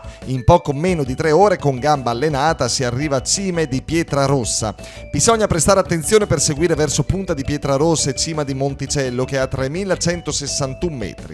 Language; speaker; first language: Italian; native; Italian